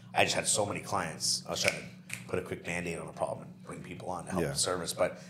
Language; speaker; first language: English; native; English